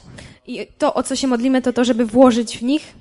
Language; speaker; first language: Polish; native; Polish